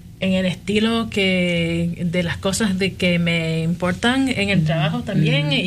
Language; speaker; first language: Spanish; early bilingual, heritage; Spanish